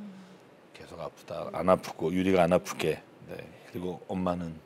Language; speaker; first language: Korean; native; Korean